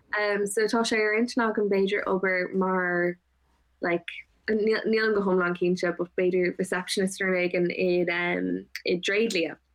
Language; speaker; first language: Irish; non-native, local second language; English